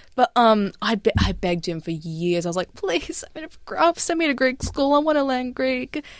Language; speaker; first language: English; native; English